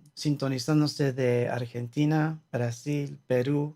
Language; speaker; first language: Spanish; early bilingual, heritage; Spanish